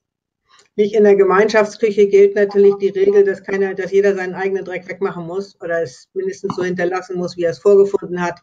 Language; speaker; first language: German; native; German